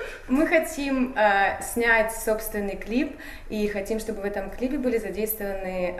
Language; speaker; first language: Russian; native; Russian